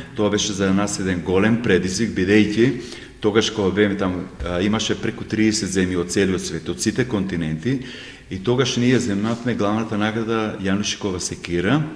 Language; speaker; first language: Macedonian; native; Macedonian